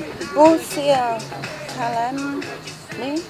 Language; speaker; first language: Turkish; non-native, learner; English